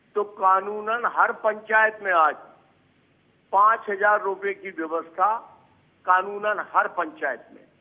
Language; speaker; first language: Hindi; native; Hindi